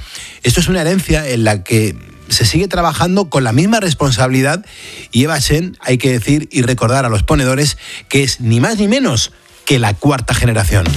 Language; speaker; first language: Spanish; native; Spanish